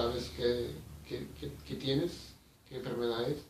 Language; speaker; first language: Spanish; early bilingual, heritage; Spanish